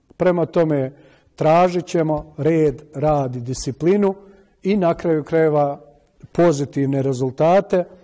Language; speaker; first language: Serbian; native; Serbian